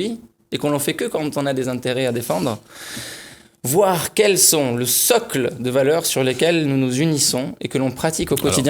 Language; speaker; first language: French; native; French